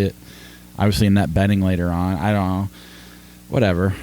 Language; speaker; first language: English; native; English